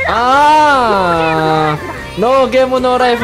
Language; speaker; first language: Japanese; non-native, learner; Indonesian